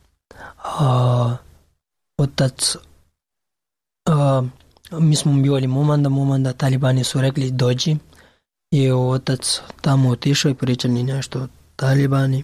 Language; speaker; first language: Serbian; non-native, learner; Pashto